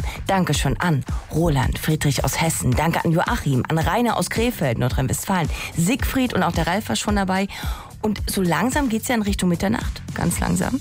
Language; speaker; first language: German; native; German